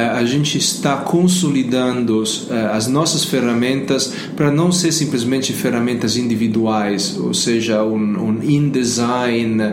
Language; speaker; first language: Portuguese; non-native, fluent; Italian